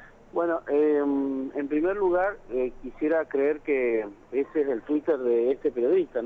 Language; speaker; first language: Spanish; native; Spanish